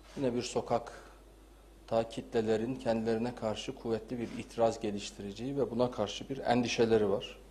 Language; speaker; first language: Turkish; native; Turkish